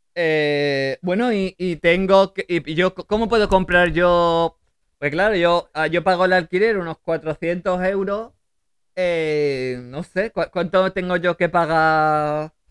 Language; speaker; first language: Spanish; native; Spanish